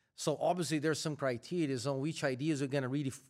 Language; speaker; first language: English; non-native, fluent; Portuguese